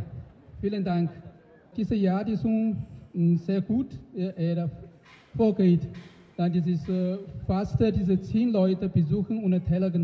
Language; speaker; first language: German; non-native, learner; Chinese